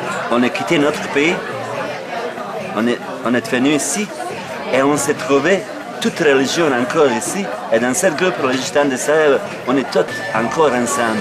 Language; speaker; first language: French; non-native, fluent; Bosnian